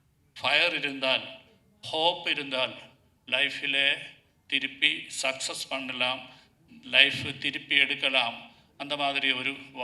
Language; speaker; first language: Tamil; non-native, learner; Malayalam